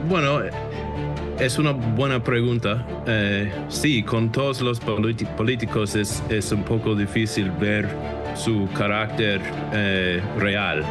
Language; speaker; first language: Spanish; non-native, fluent; English